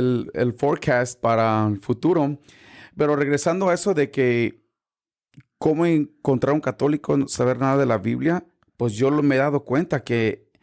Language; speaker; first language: Spanish; early bilingual, heritage; Spanish